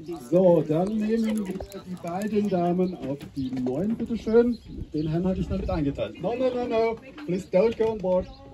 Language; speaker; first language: German; native; German